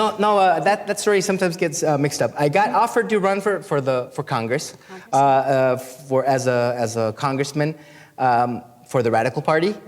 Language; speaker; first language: English; non-native, fluent; Spanish